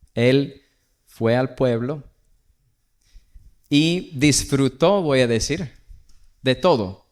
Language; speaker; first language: Spanish; non-native, fluent; English